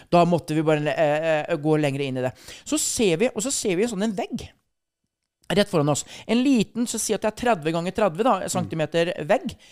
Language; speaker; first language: Norwegian; native; Norwegian